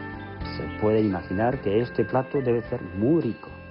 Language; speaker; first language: Spanish; non-native, fluent; Chinese